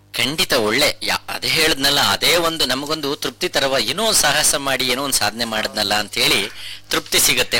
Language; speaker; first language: Kannada; native; Kannada